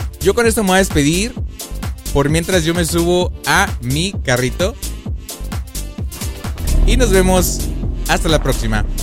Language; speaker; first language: Spanish; native; Spanish